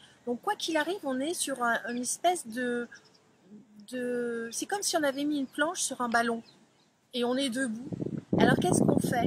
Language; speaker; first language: French; native; French